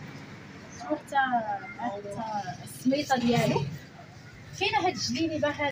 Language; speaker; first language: Arabic; native; Arabic